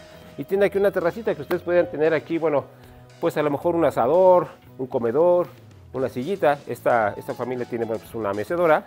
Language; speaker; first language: Spanish; native; Spanish